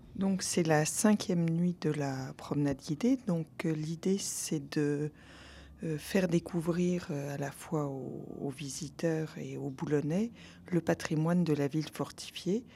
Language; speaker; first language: French; native; French